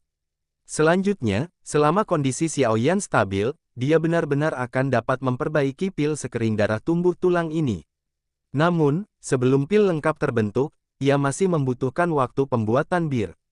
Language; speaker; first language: Indonesian; native; Indonesian